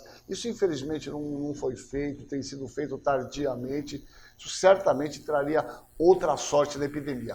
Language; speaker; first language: Portuguese; native; Portuguese